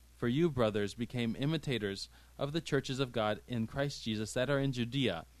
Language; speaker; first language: English; native; English